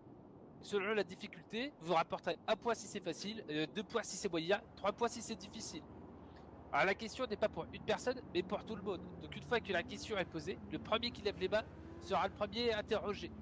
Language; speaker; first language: French; native; French